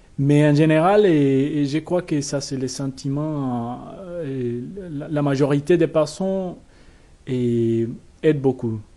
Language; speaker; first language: French; non-native, learner; Spanish